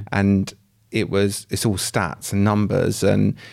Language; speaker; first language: English; native; English